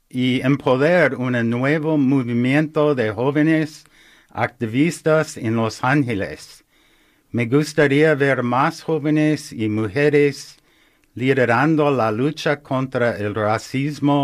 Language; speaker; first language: Spanish; non-native, learner; English